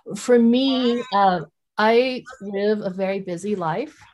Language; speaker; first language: English; early bilingual, other home language; Vietnamese